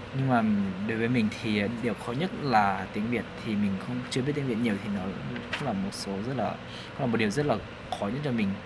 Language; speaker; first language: Vietnamese; non-native, fluent; Lao